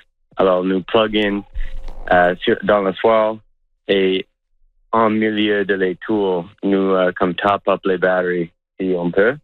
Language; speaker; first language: French; non-native, local second language; English